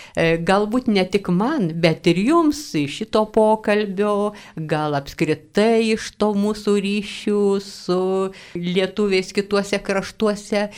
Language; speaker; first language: Lithuanian; native; Lithuanian